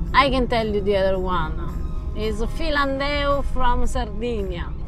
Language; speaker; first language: English; non-native, fluent; Italian